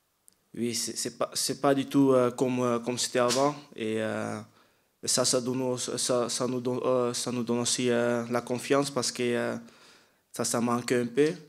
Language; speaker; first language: French; non-native, fluent; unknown